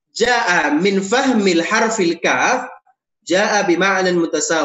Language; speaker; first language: Arabic; non-native, fluent; Indonesian